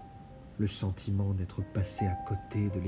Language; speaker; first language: French; native; French